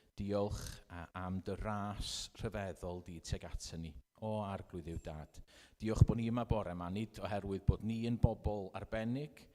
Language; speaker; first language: Welsh; native; Welsh